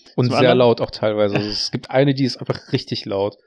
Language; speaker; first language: German; early bilingual, other home language; Russian